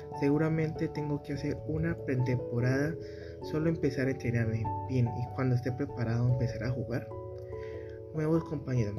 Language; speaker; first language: Spanish; native; Spanish